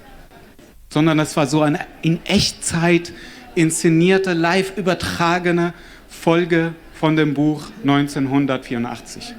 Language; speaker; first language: German; non-native, fluent; Arabic